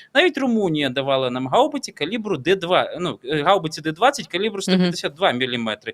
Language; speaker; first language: Ukrainian; native; Ukrainian